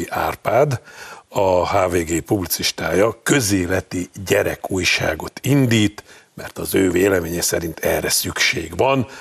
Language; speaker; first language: Hungarian; native; Hungarian